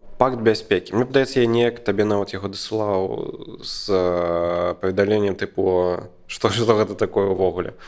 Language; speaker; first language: Belarusian; native; Belarusian